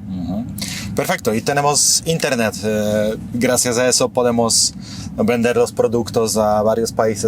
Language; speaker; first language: Spanish; non-native, fluent; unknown